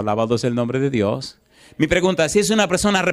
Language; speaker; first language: Spanish; native; Spanish